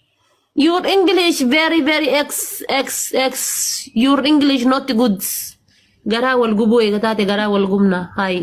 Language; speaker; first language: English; non-native, learner; Amharic